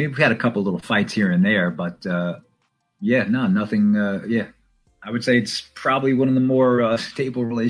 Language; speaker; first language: English; native; English